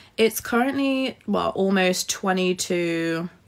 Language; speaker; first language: English; native; English